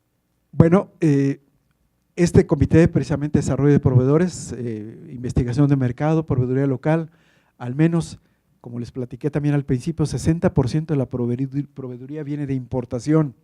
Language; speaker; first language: Spanish; native; Spanish